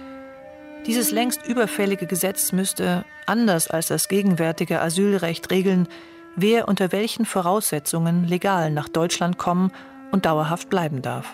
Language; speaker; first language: German; native; German